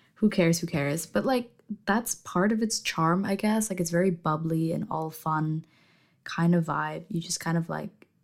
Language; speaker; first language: English; non-native, fluent; Indonesian